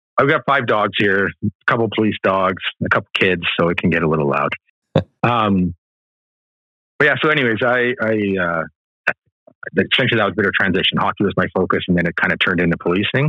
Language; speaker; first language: English; native; English